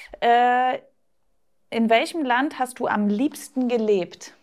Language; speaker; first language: German; native; German